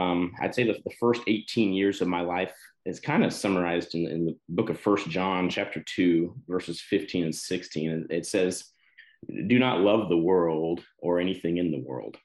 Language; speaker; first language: English; native; English